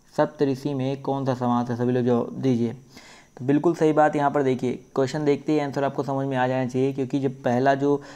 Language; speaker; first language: Hindi; native; Hindi